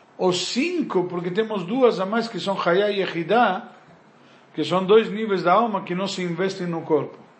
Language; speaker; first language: Portuguese; non-native, fluent; Spanish